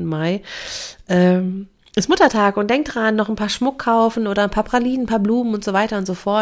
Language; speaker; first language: German; native; German